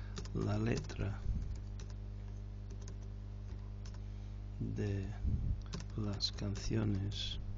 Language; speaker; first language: Spanish; non-native, fluent; English